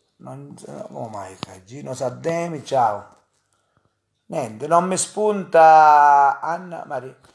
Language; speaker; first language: Italian; native; Italian